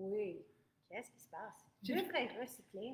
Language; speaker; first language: French; non-native, fluent; English